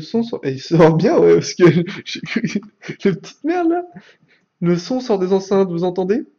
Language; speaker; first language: French; native; French